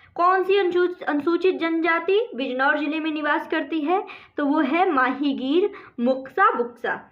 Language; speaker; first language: Hindi; native; Hindi